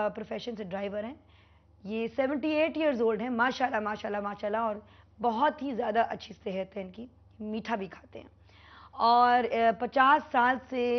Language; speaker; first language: Urdu; native; Urdu